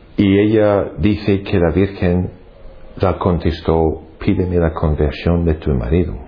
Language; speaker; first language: Spanish; non-native, fluent; English